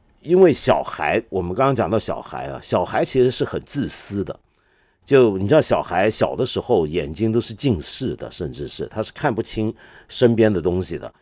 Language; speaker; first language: Chinese; non-native, local second language; Cantonese